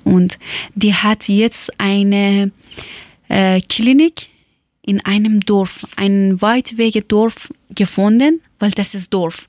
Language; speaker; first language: German; non-native, learner; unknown